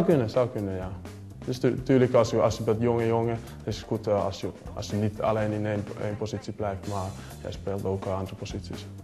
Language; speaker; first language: Dutch; non-native, learner; Finnish